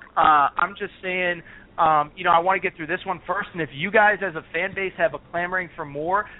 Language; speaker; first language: English; native; English